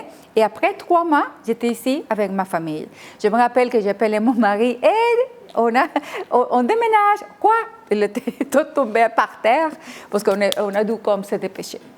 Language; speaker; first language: French; non-native, fluent; Spanish